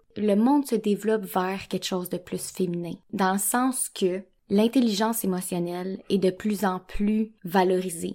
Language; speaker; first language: French; native; French